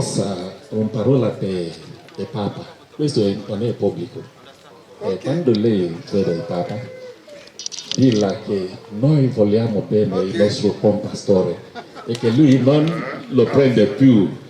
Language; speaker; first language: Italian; non-native, learner; English